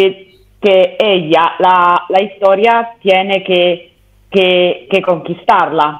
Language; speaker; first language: Spanish; non-native, learner; Italian